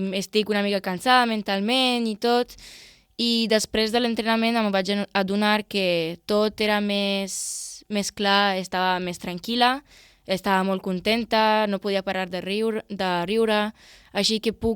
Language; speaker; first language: Catalan; non-native, local second language; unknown